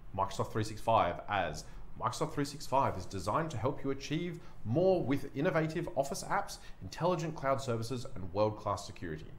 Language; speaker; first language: English; native; English